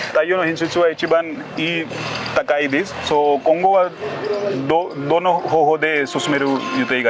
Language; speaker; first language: Japanese; non-native, fluent; Hindi